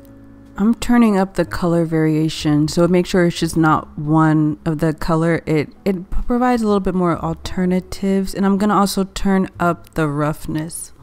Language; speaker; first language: English; native; English